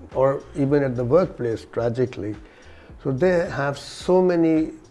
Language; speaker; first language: English; non-native, local second language; Urdu